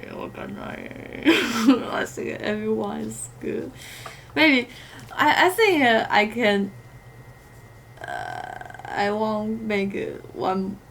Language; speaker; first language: English; non-native, learner; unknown